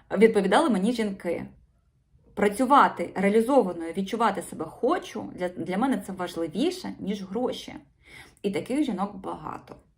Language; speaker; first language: Ukrainian; non-native, local second language; Russian